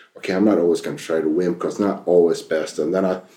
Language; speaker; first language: English; non-native, fluent; Swedish